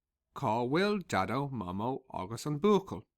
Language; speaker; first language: Irish; non-native, local second language; English